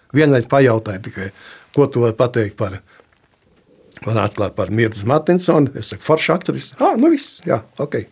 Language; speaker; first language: Latvian; native; Latvian